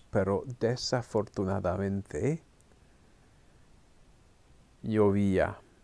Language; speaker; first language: Spanish; non-native, fluent; English